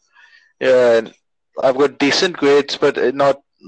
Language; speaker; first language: English; non-native, local second language; Urdu